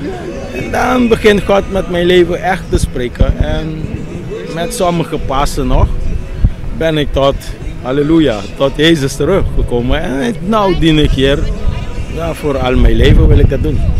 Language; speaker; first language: Dutch; non-native, local second language; Papiamento